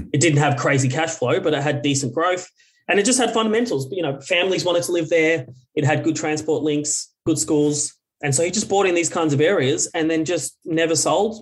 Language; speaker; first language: English; native; English